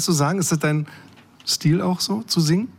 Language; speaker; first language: German; native; German